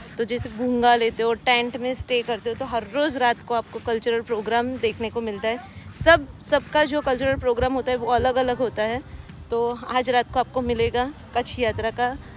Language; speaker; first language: Hindi; non-native, local second language; Gujarati